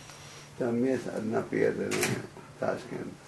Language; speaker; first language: Russian; non-native, learner; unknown